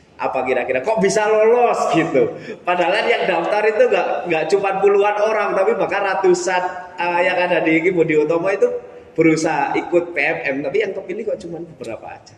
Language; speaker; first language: Indonesian; native; Indonesian